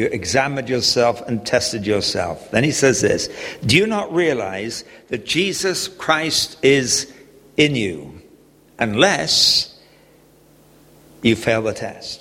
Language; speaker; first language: English; native; English